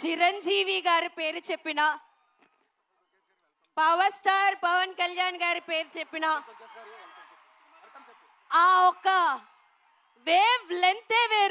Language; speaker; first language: Telugu; native; Telugu